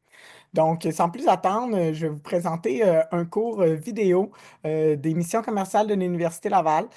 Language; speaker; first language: French; native; French